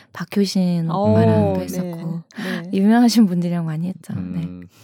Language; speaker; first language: Korean; native; Korean